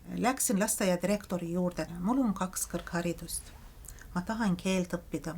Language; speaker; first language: Estonian; non-native, fluent; Azerbaijani